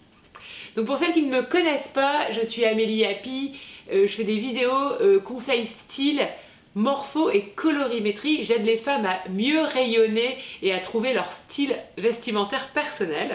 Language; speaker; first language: French; native; French